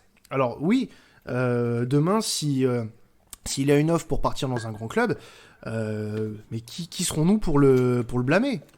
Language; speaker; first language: French; native; French